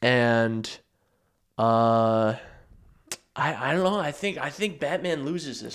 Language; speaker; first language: English; native; English